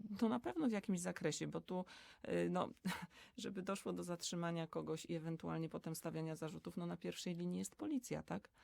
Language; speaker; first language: Polish; native; Polish